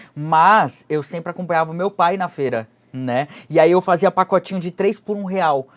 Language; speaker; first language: Portuguese; early bilingual, other home language; Japanese